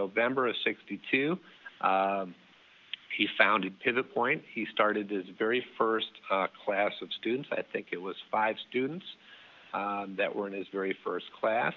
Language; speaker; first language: English; early bilingual, other home language; Dutch